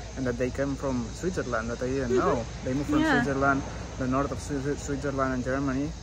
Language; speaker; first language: English; non-native, fluent; Spanish